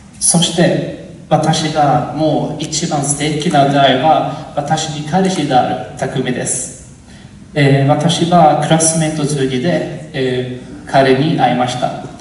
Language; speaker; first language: Japanese; non-native, learner; Swedish